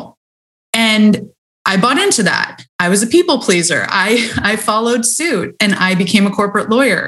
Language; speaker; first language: English; native; English